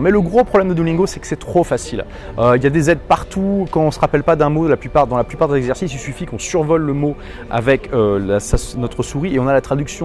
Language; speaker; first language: French; native; French